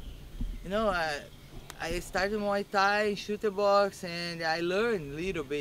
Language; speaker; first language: English; non-native, learner; Portuguese